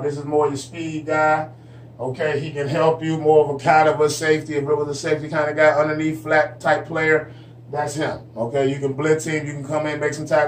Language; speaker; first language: English; native; English